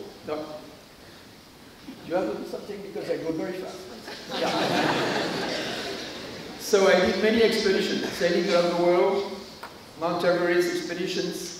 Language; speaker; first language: English; non-native, learner; French